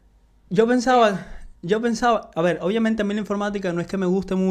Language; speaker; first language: Spanish; native; Spanish